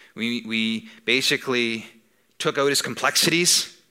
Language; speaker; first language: English; native; English